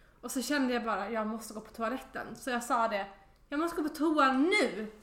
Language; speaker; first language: Swedish; native; Swedish